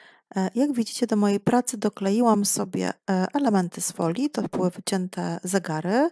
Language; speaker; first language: Polish; native; Polish